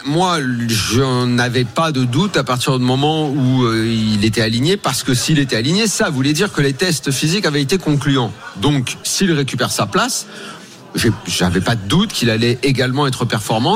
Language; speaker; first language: French; native; French